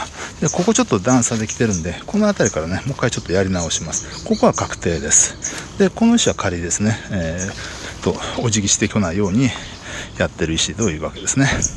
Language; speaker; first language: Japanese; native; Japanese